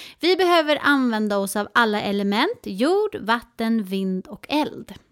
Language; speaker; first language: Swedish; non-native, fluent; Spanish